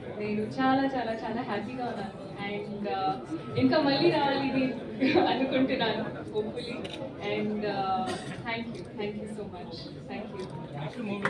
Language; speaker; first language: Telugu; non-native, learner; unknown